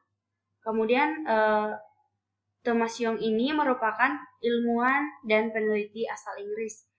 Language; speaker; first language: Indonesian; native; Indonesian